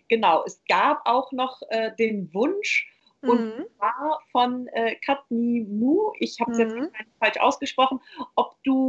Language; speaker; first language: German; native; German